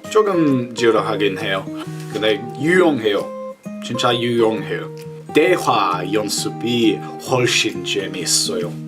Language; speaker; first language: Korean; non-native, learner; English